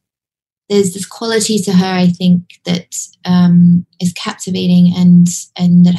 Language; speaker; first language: English; native; English